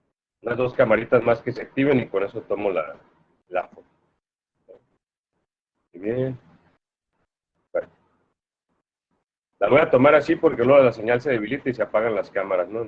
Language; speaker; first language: Spanish; native; Spanish